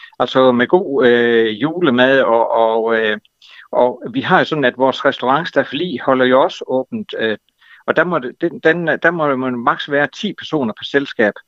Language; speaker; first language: Danish; native; Danish